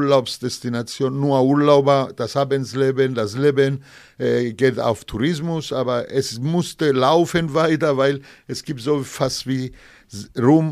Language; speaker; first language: German; non-native, fluent; Greek